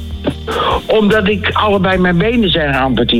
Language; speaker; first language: Dutch; native; Dutch